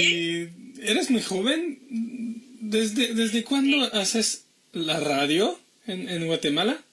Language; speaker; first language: Spanish; non-native, fluent; French